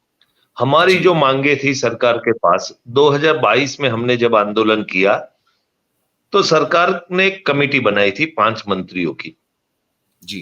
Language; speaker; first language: Hindi; non-native, local second language; Gujarati